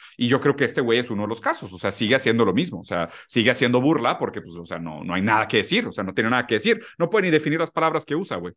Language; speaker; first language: Spanish; early bilingual, other home language; Portuguese